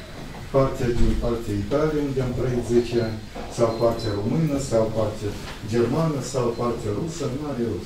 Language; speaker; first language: Romanian; non-native, local second language; Russian